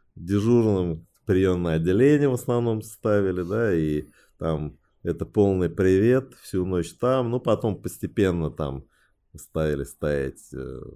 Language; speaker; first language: Russian; early bilingual, other home language; Chinese